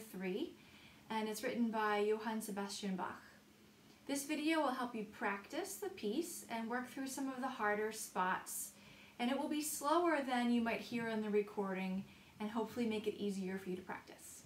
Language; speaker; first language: English; native; English